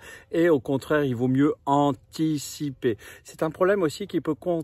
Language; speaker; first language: French; native; French